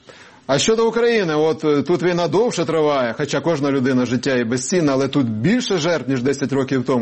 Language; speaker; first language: Ukrainian; native; Ukrainian